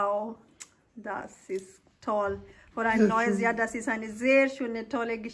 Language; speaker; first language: German; non-native, learner; Urdu